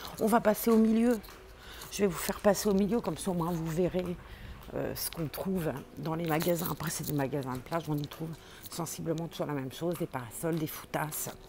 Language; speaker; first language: French; native; French